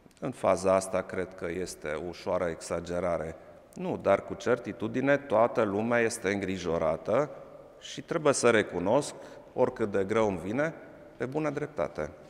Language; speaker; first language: Romanian; non-native, local second language; German